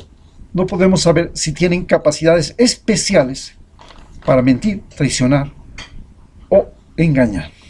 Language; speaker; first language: Spanish; native; Spanish